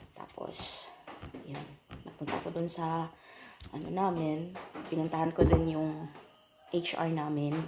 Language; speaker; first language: Filipino; non-native, local second language; Cebuano